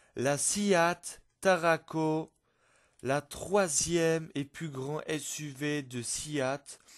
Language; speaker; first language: French; native; French